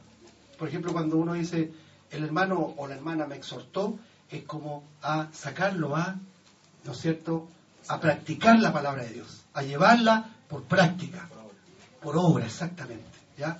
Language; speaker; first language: Spanish; native; Spanish